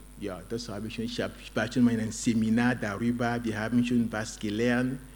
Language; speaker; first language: German; non-native, fluent; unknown